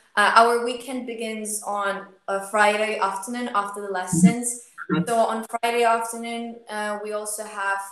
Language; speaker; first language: English; non-native, fluent; Ukrainian